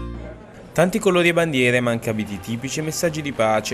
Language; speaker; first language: Italian; native; Italian